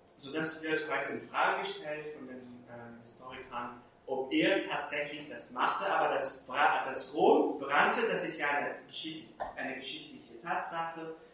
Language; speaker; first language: German; non-native, fluent; Portuguese